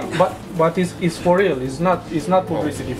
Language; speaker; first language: English; non-native, fluent; Romanian